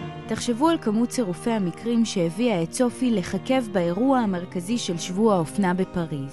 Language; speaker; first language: Hebrew; native; Hebrew